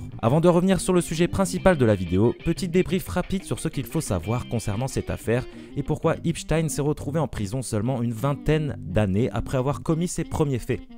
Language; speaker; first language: French; native; French